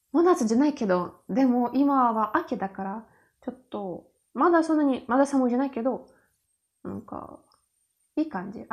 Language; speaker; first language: Japanese; non-native, learner; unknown